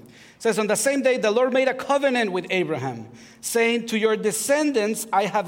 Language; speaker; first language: English; non-native, fluent; Spanish